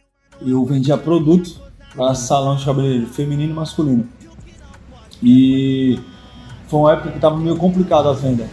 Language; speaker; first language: Portuguese; native; Portuguese